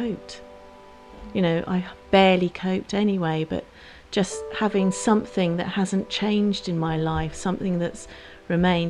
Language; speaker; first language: English; native; English